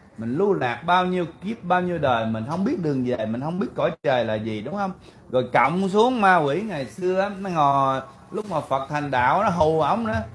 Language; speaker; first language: Vietnamese; early bilingual, heritage; Vietnamese